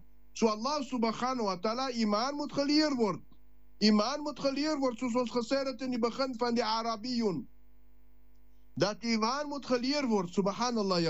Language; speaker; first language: Dutch; non-native, learner; Afrikaans